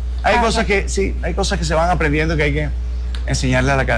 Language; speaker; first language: Spanish; native; Spanish